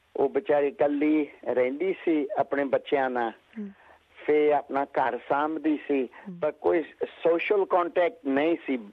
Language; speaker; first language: Punjabi; early bilingual, heritage; Punjabi